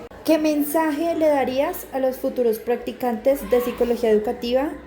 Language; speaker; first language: Spanish; native; Spanish